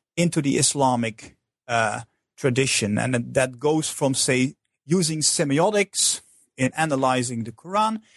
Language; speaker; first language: English; non-native, fluent; Dutch